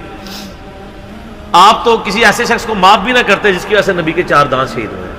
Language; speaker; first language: Urdu; non-native, local second language; Punjabi